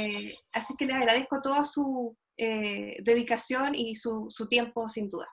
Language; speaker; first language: Spanish; native; Spanish